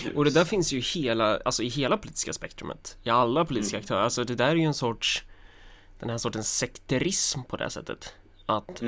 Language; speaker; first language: Swedish; native; Swedish